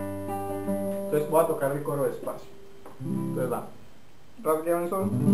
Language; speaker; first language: Spanish; native; Spanish